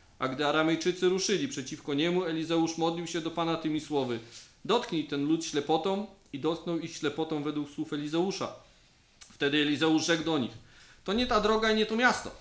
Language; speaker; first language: Polish; native; Polish